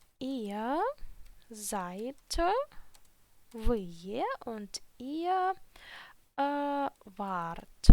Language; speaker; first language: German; non-native, fluent; Ukrainian